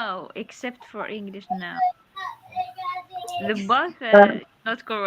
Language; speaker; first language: English; non-native, learner; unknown